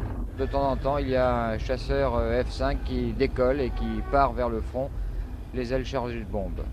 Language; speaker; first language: French; native; French